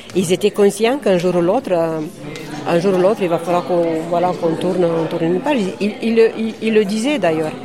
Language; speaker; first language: French; non-native, fluent; Romanian